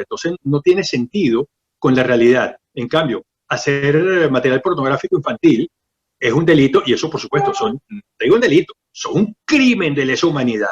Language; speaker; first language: Spanish; native; Spanish